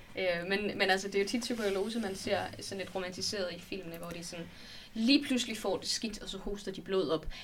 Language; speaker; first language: Danish; native; Danish